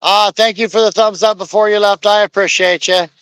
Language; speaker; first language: English; native; English